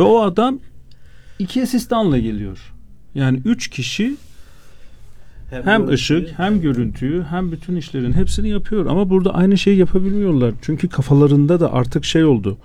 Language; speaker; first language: Turkish; non-native, fluent; Azerbaijani